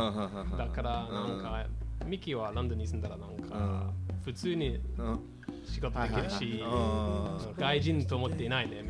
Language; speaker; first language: Japanese; non-native, fluent; English